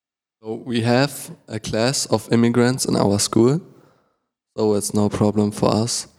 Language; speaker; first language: English; non-native, learner; German